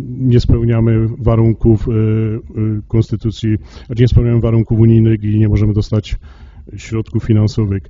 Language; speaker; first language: Polish; native; Polish